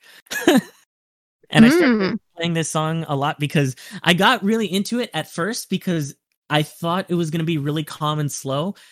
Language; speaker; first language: English; early bilingual, other home language; Spanish